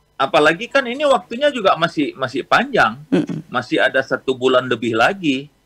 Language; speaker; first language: Indonesian; non-native, local second language; Achinese